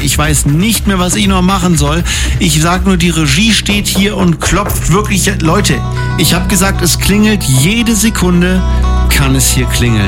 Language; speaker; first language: German; native; German